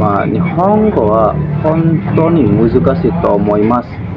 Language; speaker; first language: Japanese; non-native, learner; Indonesian